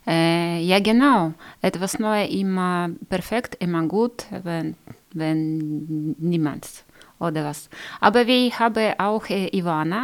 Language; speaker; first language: German; non-native, learner; Ukrainian